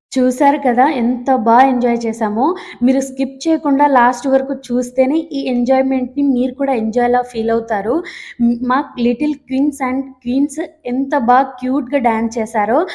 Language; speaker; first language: Telugu; non-native, local second language; Lambadi